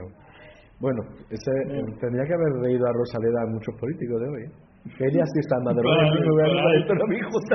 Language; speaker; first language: Spanish; native; Spanish